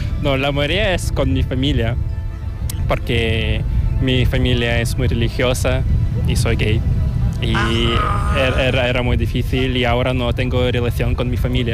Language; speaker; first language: Spanish; non-native, fluent; Korean